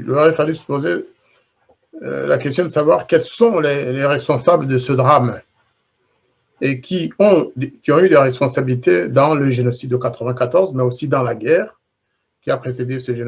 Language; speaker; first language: French; non-native, local second language; Kinyarwanda